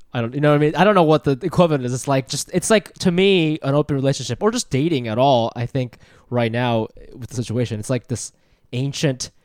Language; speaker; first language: English; native; English